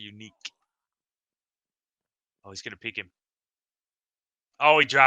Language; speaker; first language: English; native; English